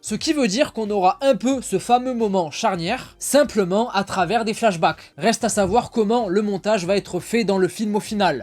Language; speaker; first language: French; native; French